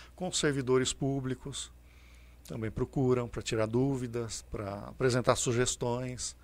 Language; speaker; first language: Portuguese; native; Portuguese